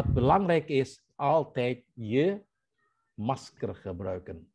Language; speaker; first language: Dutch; non-native, learner; Indonesian